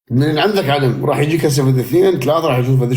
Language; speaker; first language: Arabic; native; Arabic